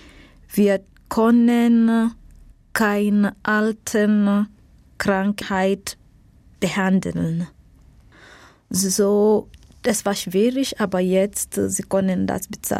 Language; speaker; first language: German; non-native, learner; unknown